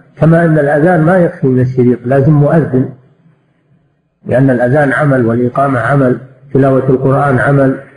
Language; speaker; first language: Arabic; native; Arabic